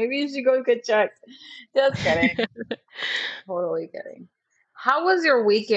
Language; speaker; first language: English; non-native, fluent; Spanish